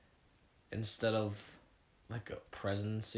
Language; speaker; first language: English; native; English